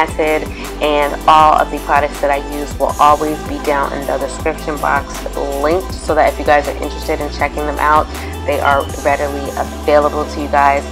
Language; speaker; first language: English; native; English